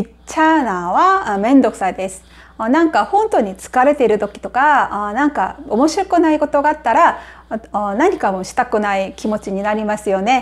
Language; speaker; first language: Japanese; non-native, fluent; Korean